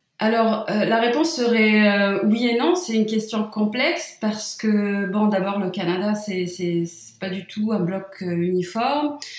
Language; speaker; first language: French; non-native, local second language; Arabic